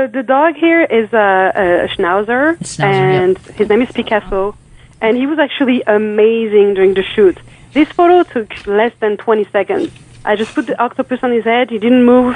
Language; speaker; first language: English; non-native, fluent; French